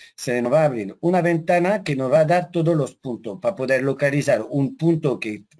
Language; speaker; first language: Spanish; non-native, fluent; French